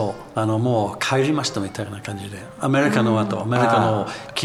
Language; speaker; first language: Japanese; non-native, learner; English